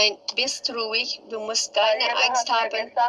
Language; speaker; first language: German; non-native, learner; Dutch